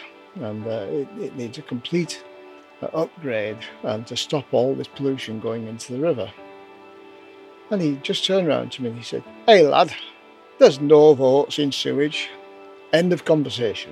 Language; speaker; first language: English; native; English